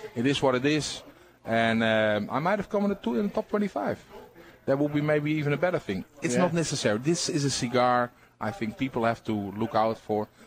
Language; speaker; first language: English; non-native, fluent; Dutch